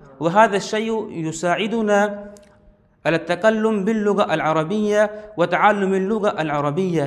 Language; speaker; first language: Arabic; non-native, fluent; Urdu